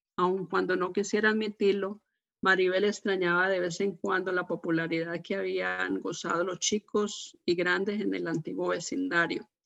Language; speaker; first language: Spanish; native; Spanish